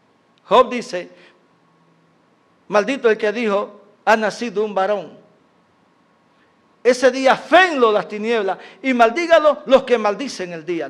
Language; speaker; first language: Spanish; native; Spanish